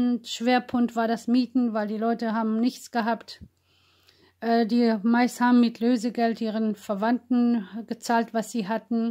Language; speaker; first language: German; non-native, fluent; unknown